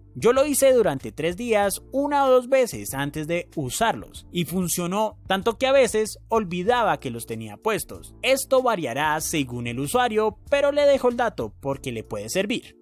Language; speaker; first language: Spanish; native; Spanish